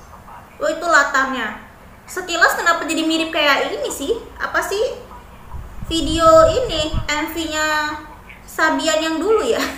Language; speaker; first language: Indonesian; native; Indonesian